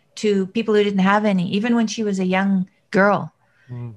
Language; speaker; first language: English; native; English